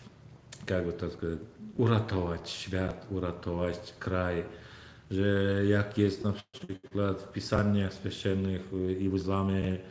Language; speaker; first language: Polish; non-native, fluent; Turkmen